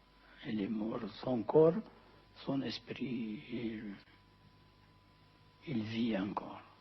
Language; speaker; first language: French; non-native, fluent; Amharic